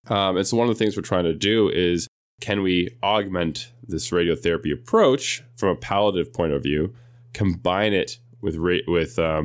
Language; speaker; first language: English; native; English